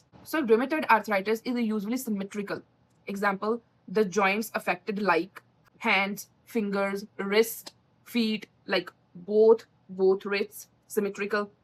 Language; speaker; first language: English; non-native, local second language; Punjabi